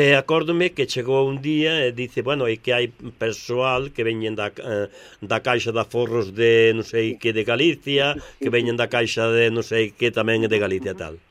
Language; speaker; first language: Galician; native; Galician